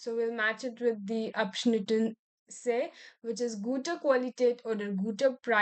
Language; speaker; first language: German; non-native, learner; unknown